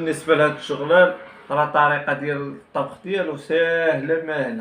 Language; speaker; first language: Arabic; native; Arabic